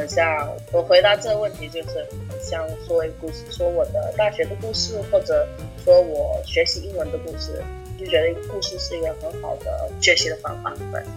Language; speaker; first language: Chinese; early bilingual, heritage; English